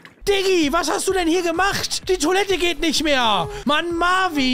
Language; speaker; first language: German; native; German